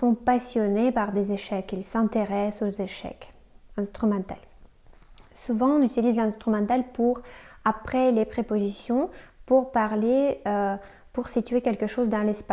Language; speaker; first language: French; non-native, fluent; Russian